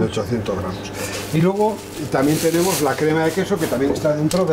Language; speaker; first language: Spanish; native; Spanish